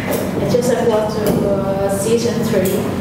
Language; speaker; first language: English; non-native, learner; Vietnamese